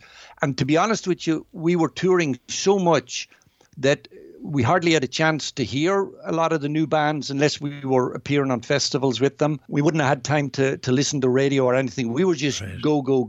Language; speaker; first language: English; native; English